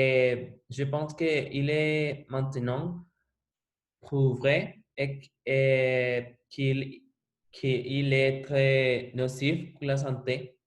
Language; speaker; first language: French; non-native, learner; Spanish